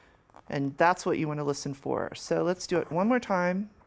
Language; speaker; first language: English; native; English